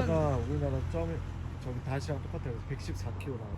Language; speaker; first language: Korean; native; Korean